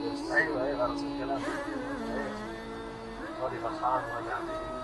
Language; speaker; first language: Arabic; non-native, learner; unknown